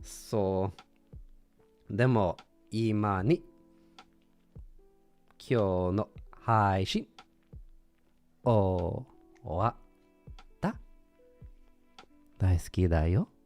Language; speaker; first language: Japanese; non-native, learner; English